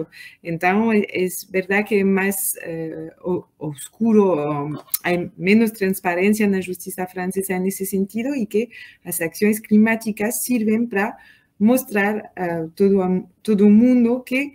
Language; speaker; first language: Portuguese; non-native, learner; French